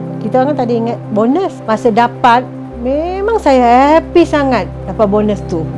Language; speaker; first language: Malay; non-native, local second language; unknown